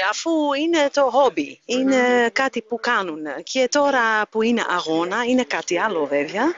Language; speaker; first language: Greek; non-native, learner; Dutch